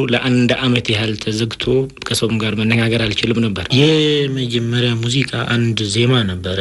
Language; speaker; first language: Amharic; non-native, local second language; Tigrinya